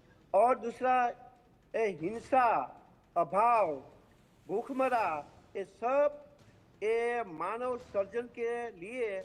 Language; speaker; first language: Hindi; non-native, local second language; Gujarati